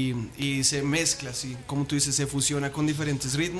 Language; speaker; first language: Spanish; native; Spanish